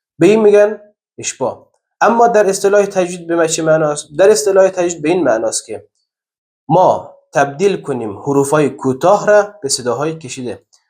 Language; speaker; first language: Persian; native; Persian